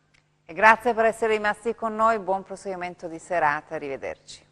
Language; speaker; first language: Italian; native; Italian